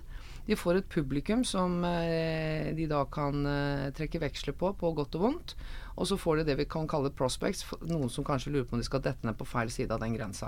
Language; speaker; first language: Norwegian; native; Norwegian